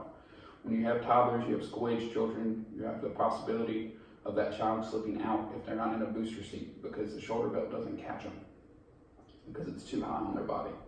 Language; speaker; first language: English; native; English